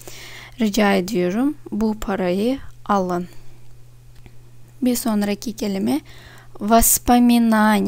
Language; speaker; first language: Turkish; non-native, fluent; Russian